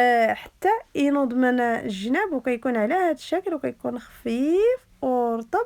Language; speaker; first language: Arabic; native; Arabic